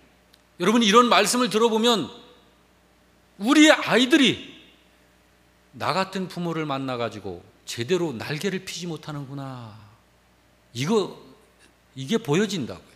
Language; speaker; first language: Korean; native; Korean